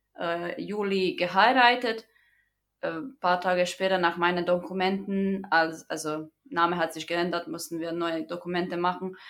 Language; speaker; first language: German; non-native, fluent; Croatian